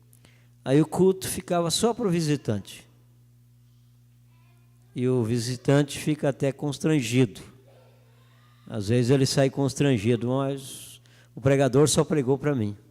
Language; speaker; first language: Portuguese; native; Portuguese